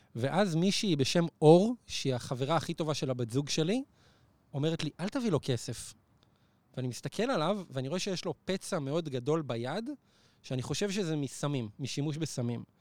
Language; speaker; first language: Hebrew; native; Hebrew